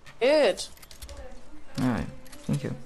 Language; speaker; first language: English; non-native, learner; French